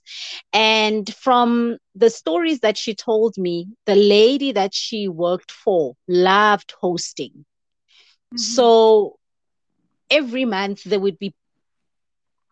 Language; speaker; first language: English; non-native, local second language; Zulu